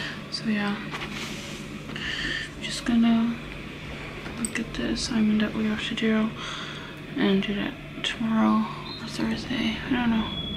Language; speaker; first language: English; non-native, fluent; Dutch